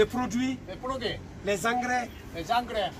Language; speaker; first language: French; non-native, learner; Korean